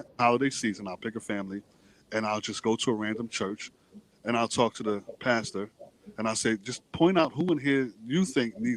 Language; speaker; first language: English; native; English